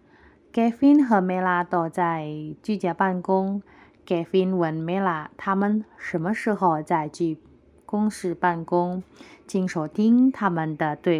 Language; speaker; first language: Chinese; non-native, local second language; Indonesian